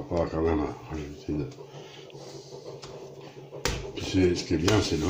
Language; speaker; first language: French; native; French